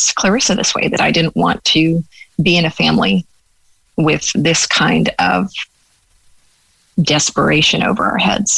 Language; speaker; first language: English; native; English